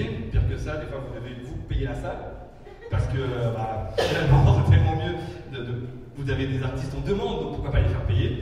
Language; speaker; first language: French; native; French